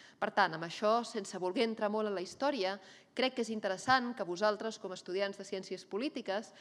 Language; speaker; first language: Catalan; native; Catalan